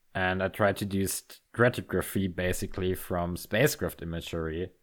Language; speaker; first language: English; non-native, fluent; German